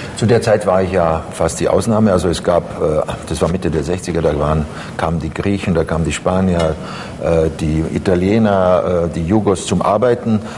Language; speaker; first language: German; early bilingual, other home language; Croatian